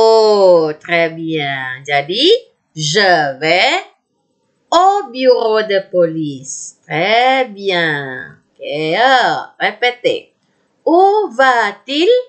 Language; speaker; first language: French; non-native, fluent; Indonesian